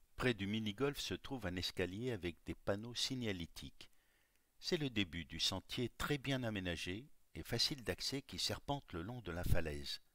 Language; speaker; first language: French; native; French